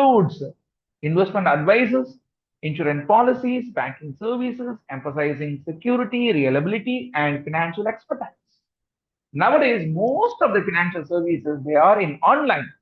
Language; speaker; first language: English; non-native, local second language; Tamil